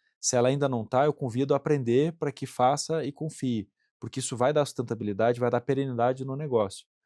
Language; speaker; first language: Portuguese; native; Portuguese